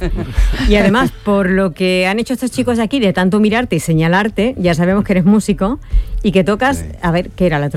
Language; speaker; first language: Spanish; native; Spanish